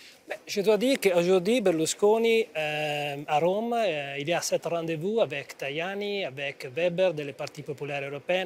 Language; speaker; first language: French; non-native, fluent; Italian